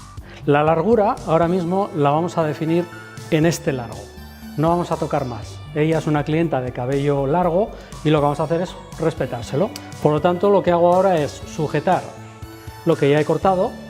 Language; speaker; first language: Spanish; native; Spanish